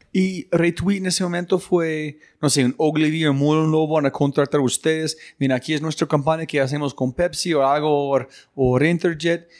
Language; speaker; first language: Spanish; non-native, learner; English